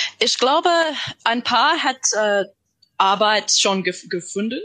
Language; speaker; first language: German; non-native, learner; English